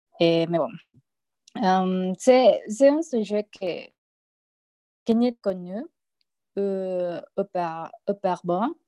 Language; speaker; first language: French; non-native, learner; Spanish